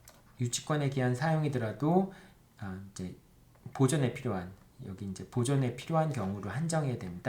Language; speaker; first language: Korean; native; Korean